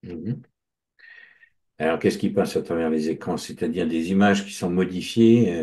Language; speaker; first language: French; native; French